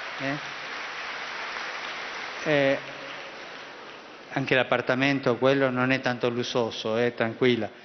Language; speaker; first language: Italian; non-native, fluent; Spanish